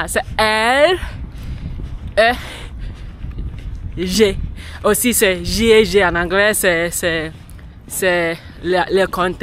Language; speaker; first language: French; non-native, learner; English